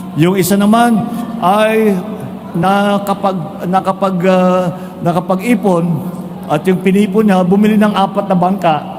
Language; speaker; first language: Filipino; native; Filipino